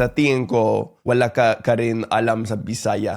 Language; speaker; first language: Filipino; non-native, fluent; English